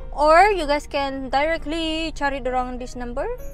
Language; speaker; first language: English; non-native, local second language; Malay